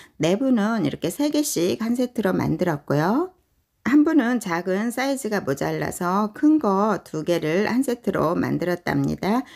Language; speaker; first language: Korean; native; Korean